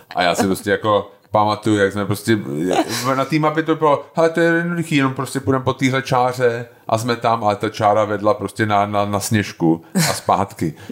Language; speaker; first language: Czech; native; Czech